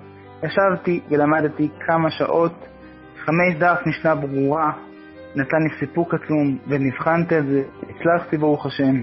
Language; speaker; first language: Hebrew; native; Hebrew